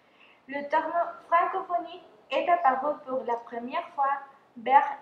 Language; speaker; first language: French; non-native, fluent; Spanish